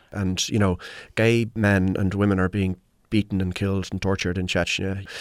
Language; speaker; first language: English; native; English